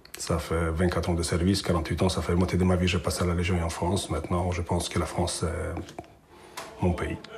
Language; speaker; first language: French; non-native, fluent; Polish